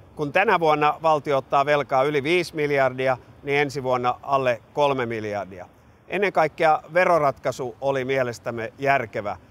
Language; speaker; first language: Finnish; native; Finnish